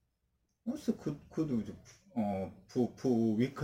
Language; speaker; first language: French; non-native, learner; Korean